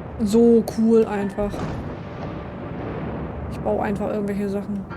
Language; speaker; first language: German; native; German